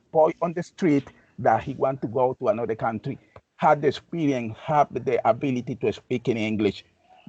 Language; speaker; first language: English; non-native, learner; Spanish